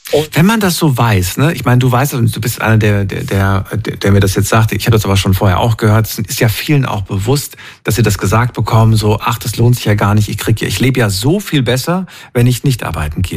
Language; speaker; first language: German; native; German